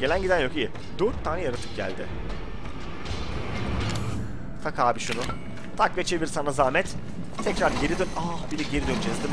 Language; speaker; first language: Turkish; native; Turkish